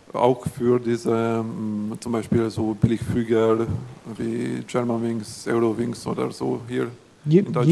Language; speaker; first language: German; non-native, fluent; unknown